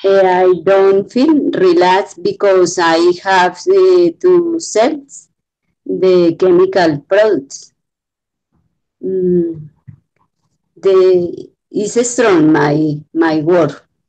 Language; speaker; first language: English; non-native, learner; Spanish